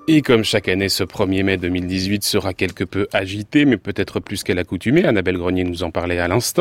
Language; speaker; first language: French; native; French